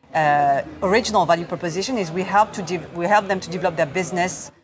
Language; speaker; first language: English; non-native, fluent; Korean